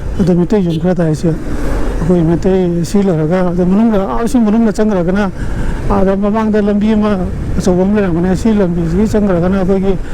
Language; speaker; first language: Manipuri; native; Manipuri